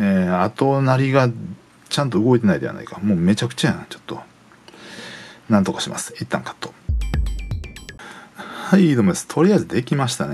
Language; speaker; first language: Japanese; native; Japanese